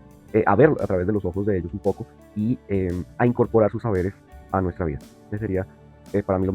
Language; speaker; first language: Spanish; native; Spanish